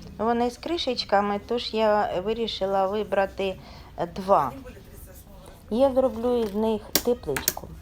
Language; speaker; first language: Ukrainian; native; Ukrainian